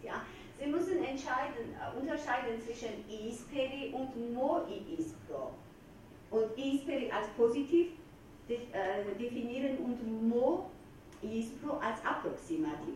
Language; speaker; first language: German; non-native, fluent; Georgian